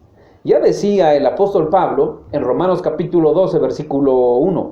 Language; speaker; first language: Spanish; native; Spanish